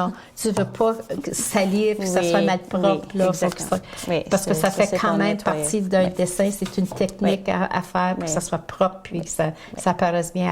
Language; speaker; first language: French; native; French